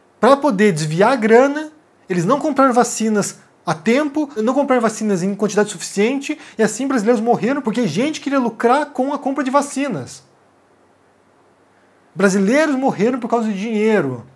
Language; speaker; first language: Portuguese; native; Portuguese